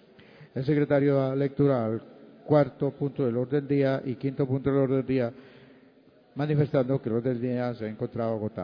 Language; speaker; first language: Spanish; native; Spanish